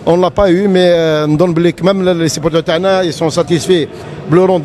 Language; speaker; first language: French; non-native, local second language; Arabic